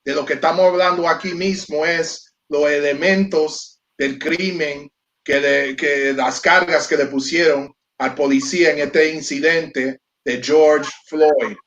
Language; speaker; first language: Spanish; early bilingual, heritage; Spanish